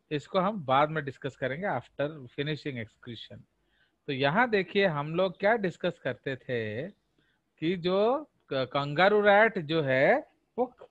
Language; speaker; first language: Hindi; non-native, local second language; Odia